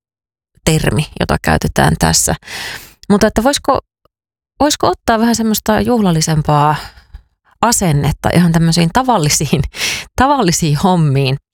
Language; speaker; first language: Finnish; native; Finnish